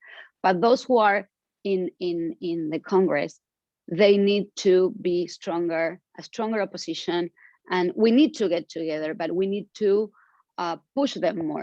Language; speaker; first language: English; non-native, fluent; Spanish